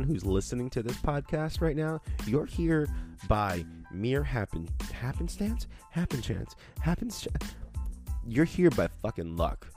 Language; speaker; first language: English; native; English